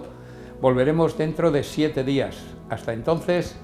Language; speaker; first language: Spanish; native; Spanish